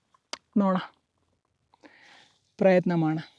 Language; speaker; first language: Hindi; non-native, local second language; Kannada